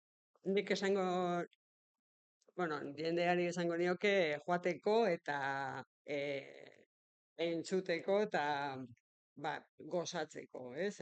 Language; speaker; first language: Basque; non-native, local second language; Spanish